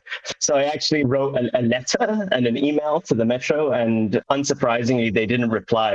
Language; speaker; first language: English; native; English